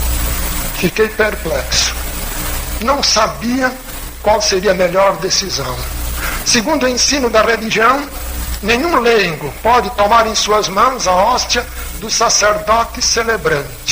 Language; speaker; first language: Portuguese; native; Portuguese